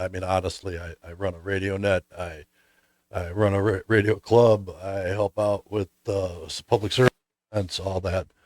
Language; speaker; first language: English; native; English